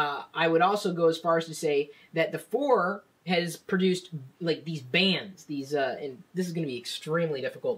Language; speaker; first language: English; native; English